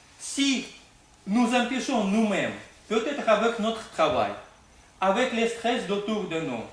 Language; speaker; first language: French; non-native, fluent; Russian